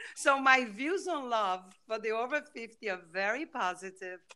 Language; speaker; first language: English; non-native, fluent; Portuguese